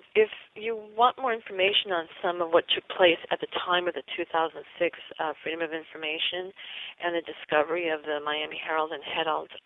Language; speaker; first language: English; native; English